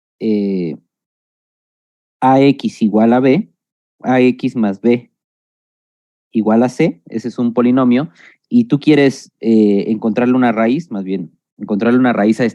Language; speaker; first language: Spanish; native; Spanish